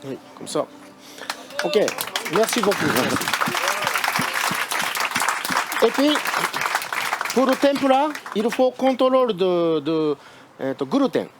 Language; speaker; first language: French; non-native, learner; Japanese